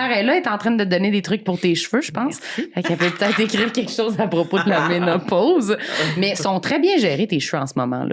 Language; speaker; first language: French; native; French